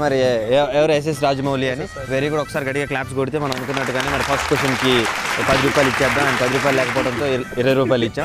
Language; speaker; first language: Telugu; native; Telugu